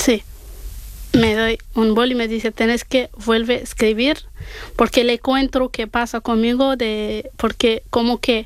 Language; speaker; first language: Spanish; non-native, learner; Arabic